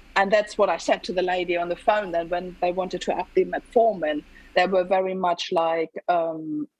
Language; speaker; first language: English; non-native, fluent; German